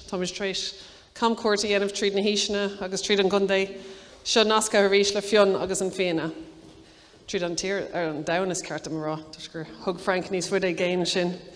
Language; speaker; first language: Irish; non-native, local second language; English